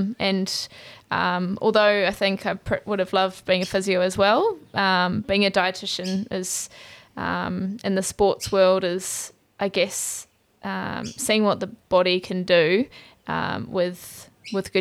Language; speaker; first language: English; native; English